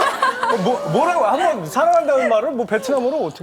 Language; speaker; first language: Korean; native; Korean